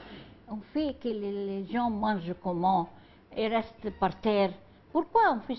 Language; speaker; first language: French; non-native, learner; Arabic